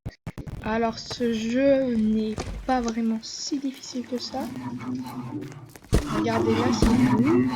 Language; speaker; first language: French; native; French